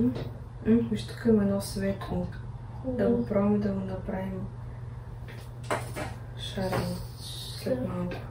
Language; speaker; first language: Bulgarian; native; Bulgarian